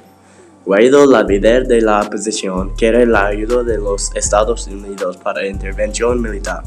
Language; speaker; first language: Spanish; non-native, learner; English